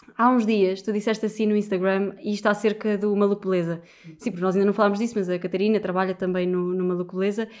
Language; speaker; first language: Portuguese; native; Portuguese